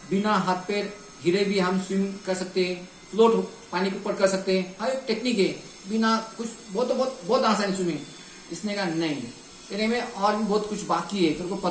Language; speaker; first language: Hindi; non-native, local second language; Marathi